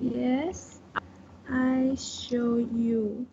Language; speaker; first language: English; non-native, learner; Chinese